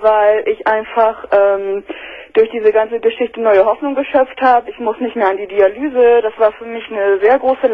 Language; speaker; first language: German; native; German